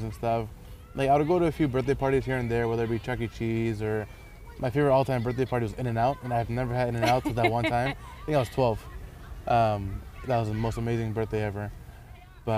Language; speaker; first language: English; early bilingual, other home language; Persian